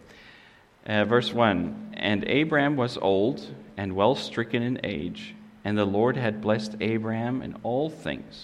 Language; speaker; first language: English; non-native, local second language; Afrikaans